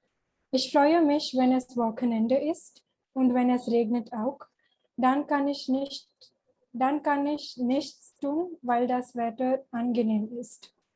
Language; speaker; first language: German; non-native, learner; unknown